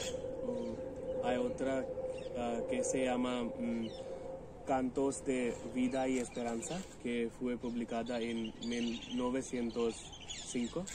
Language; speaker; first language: Spanish; non-native, learner; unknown